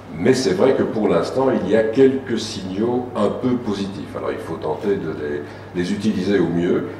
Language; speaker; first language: French; native; French